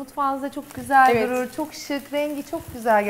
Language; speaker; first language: Turkish; native; Turkish